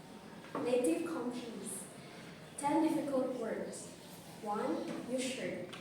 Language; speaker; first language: English; non-native, local second language; Indonesian